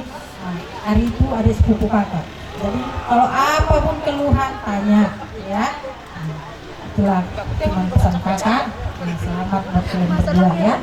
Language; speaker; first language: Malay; non-native, local second language; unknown